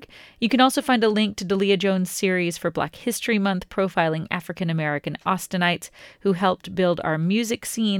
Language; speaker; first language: English; native; English